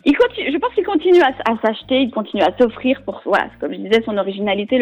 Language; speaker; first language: French; native; French